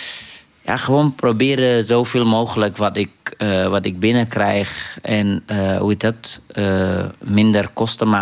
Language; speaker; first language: Dutch; non-native, fluent; Arabic